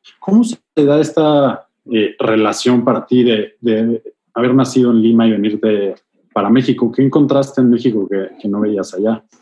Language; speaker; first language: Spanish; native; Spanish